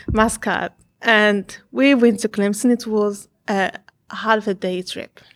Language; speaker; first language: English; non-native, fluent; Arabic